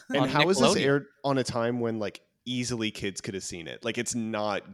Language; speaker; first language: English; native; English